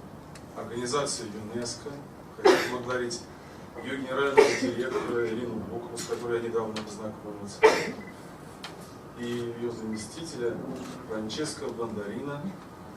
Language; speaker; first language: Russian; native; Russian